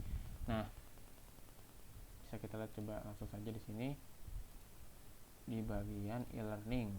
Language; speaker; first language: Indonesian; native; Indonesian